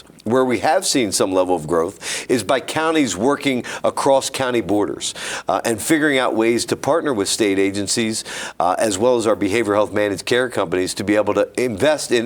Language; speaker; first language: English; native; English